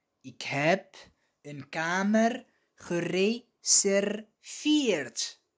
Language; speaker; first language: Dutch; non-native, fluent; Arabic